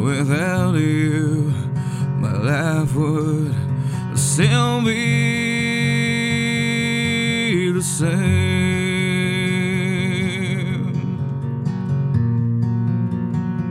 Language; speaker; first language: English; non-native, local second language; Filipino